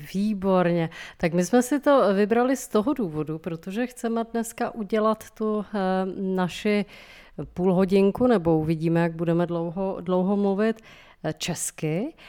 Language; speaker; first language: Czech; native; Czech